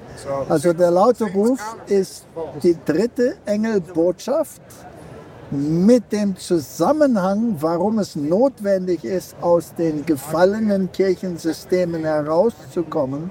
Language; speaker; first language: German; early bilingual, heritage; German